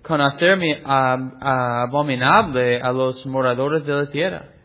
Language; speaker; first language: Spanish; non-native, fluent; English